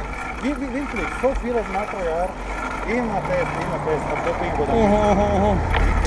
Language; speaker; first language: German; non-native, learner; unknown